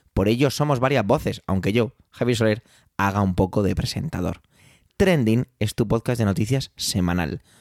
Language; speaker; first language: Spanish; early bilingual, other home language; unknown